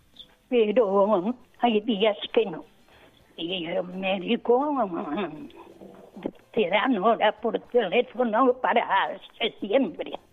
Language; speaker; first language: Spanish; non-native, local second language; Catalan